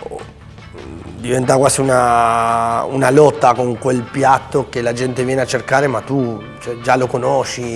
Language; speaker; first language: Italian; non-native, fluent; Spanish